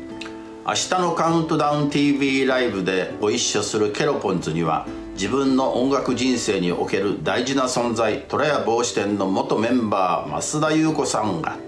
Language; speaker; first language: Japanese; native; Japanese